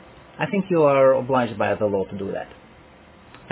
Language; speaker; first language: English; non-native, fluent; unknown